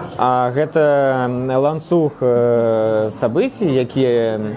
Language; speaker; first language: Belarusian; non-native, local second language; Russian